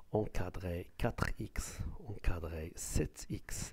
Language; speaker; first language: French; non-native, local second language; Arabic